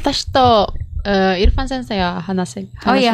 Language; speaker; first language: Japanese; non-native, learner; Indonesian